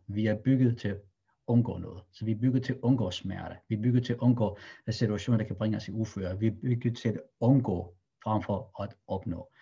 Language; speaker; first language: Danish; early bilingual, other home language; Arabic